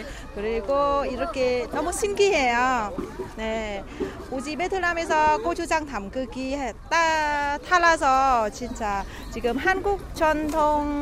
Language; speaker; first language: Korean; non-native, learner; Vietnamese